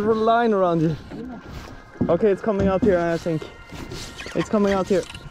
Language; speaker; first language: English; non-native, fluent; Swedish